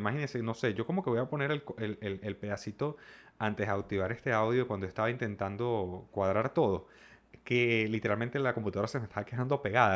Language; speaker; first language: Spanish; native; Spanish